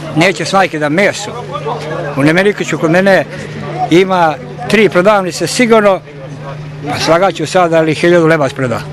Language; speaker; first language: Serbian; native; Serbian